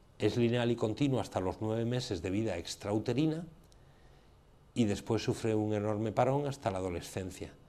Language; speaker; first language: Spanish; native; Spanish